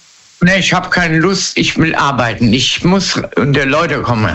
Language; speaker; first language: German; native; German